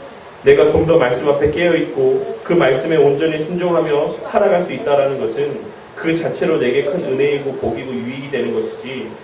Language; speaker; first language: Korean; native; Korean